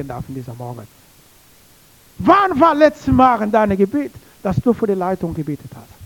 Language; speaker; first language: German; non-native, learner; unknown